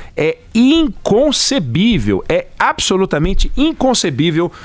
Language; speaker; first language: Portuguese; native; Portuguese